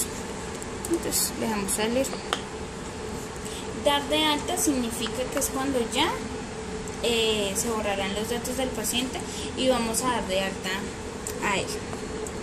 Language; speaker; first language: Spanish; native; Spanish